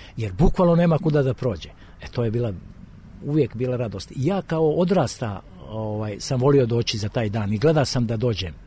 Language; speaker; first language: Croatian; native; Croatian